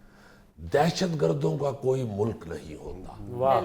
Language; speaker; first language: Urdu; native; Urdu